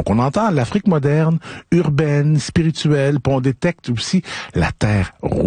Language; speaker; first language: French; native; French